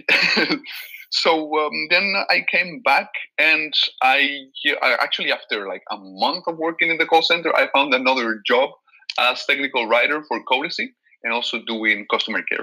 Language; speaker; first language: English; non-native, fluent; Catalan